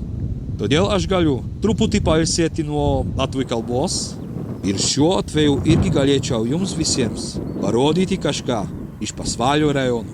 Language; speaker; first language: Lithuanian; non-native, fluent; Czech